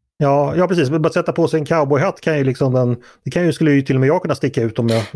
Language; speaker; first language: Swedish; native; Swedish